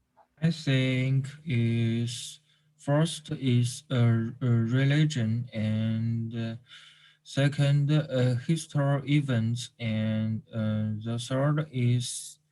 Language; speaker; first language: English; non-native, learner; Chinese